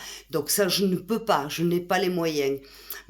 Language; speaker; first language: French; native; French